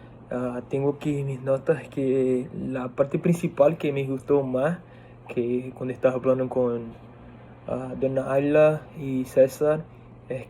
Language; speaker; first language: Spanish; non-native, fluent; Portuguese